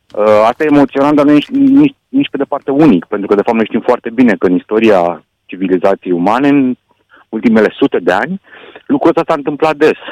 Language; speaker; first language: Romanian; non-native, local second language; Hungarian